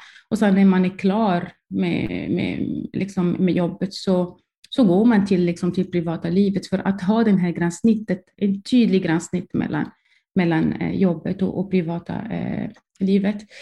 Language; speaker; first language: Swedish; non-native, fluent; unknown